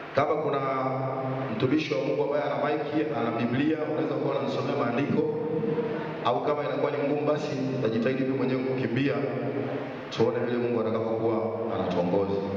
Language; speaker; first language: Swahili; native; Swahili